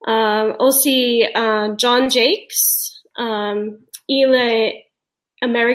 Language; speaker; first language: French; non-native, learner; English